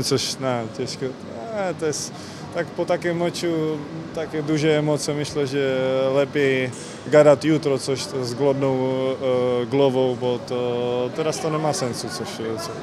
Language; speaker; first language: Polish; non-native, learner; Czech